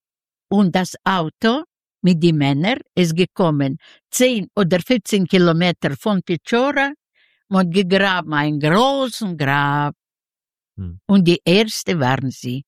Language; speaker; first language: German; non-native, learner; Yiddish